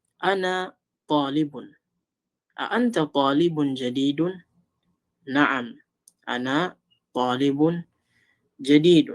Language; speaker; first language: Arabic; non-native, fluent; Filipino